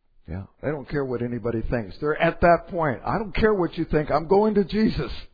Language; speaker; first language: English; native; English